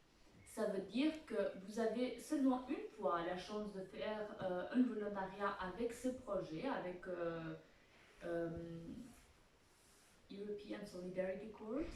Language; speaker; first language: French; non-native, fluent; Albanian